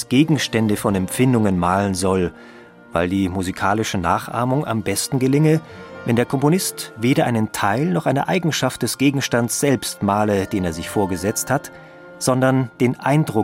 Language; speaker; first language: German; native; German